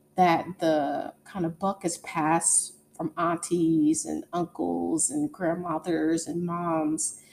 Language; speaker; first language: English; native; English